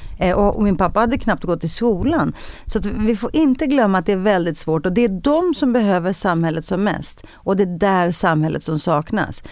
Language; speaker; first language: Swedish; early bilingual, other home language; Greek